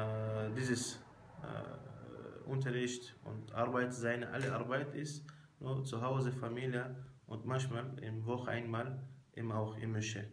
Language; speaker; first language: German; non-native, learner; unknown